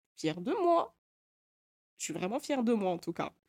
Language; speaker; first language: French; native; French